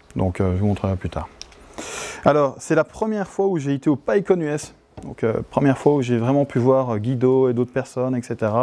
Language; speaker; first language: French; native; French